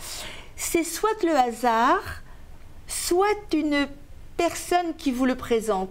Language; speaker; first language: French; native; French